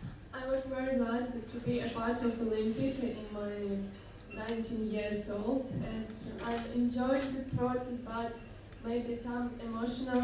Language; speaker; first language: English; non-native, learner; Ukrainian